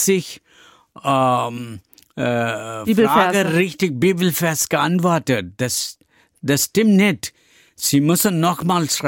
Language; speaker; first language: German; non-native, learner; Tamil